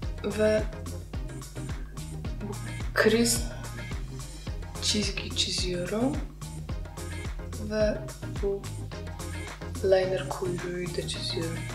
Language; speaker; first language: Turkish; non-native, fluent; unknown